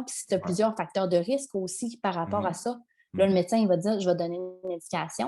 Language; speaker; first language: French; native; French